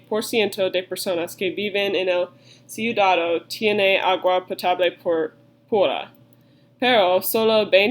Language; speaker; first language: Spanish; non-native, learner; English